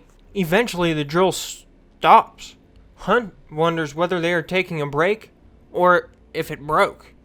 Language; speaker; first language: English; native; English